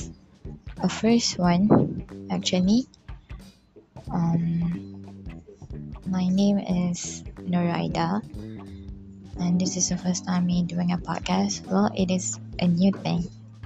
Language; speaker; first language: English; non-native, local second language; Malay